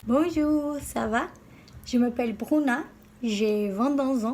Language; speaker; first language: French; non-native, learner; Portuguese